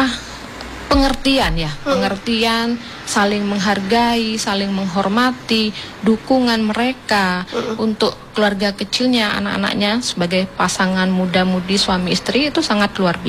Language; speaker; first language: Indonesian; native; Indonesian